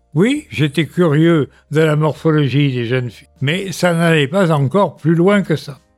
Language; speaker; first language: French; native; French